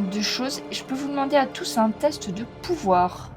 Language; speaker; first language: French; native; French